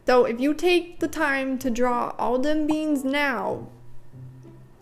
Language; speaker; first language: English; native; English